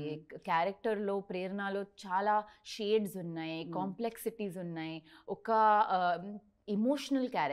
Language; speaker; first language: Telugu; non-native, learner; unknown